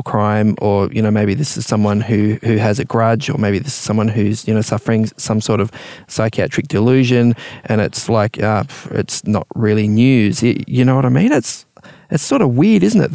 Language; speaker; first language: English; native; English